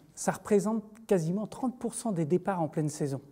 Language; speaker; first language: French; native; French